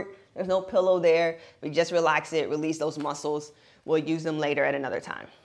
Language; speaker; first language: English; native; English